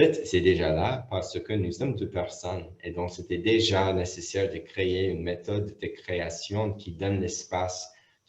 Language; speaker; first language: French; non-native, fluent; English